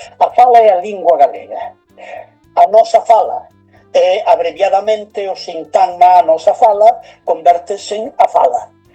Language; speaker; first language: Galician; non-native, local second language; Spanish